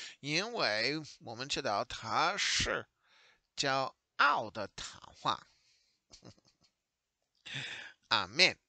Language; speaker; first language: Chinese; non-native, learner; English